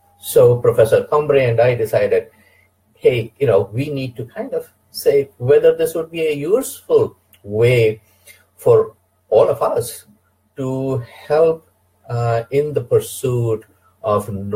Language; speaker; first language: English; non-native, local second language; Kannada